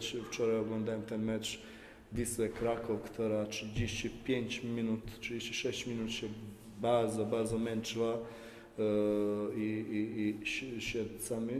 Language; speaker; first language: Polish; non-native, fluent; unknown